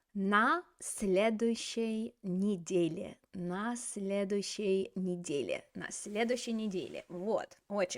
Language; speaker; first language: Russian; non-native, fluent; English